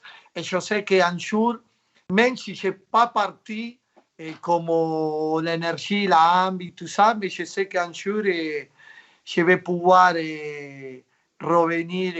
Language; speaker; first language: French; non-native, fluent; Spanish